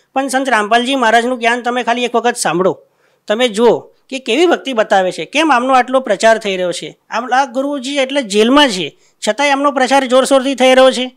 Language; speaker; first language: Hindi; non-native, local second language; Gujarati